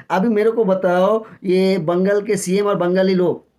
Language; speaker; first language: Hindi; non-native, local second language; Bangla